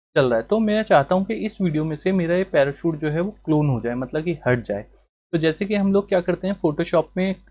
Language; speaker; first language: Hindi; native; Hindi